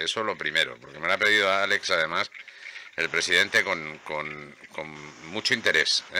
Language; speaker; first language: Spanish; native; Spanish